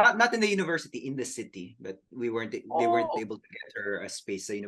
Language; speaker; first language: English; non-native, local second language; Filipino